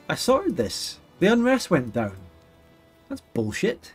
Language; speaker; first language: English; native; English